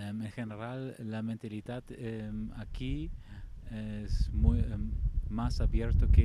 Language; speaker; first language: Spanish; non-native, learner; German